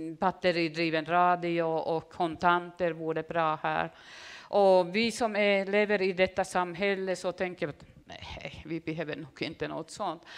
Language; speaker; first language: Swedish; non-native, fluent; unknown